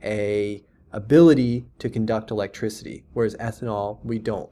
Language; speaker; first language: English; native; English